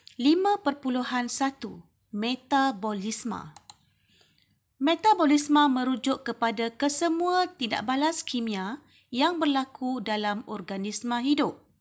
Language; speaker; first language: Malay; native; Malay